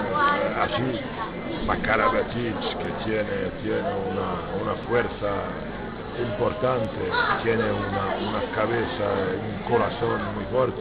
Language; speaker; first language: Spanish; non-native, fluent; French